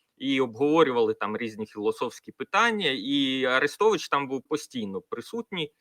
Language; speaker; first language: Ukrainian; native; Ukrainian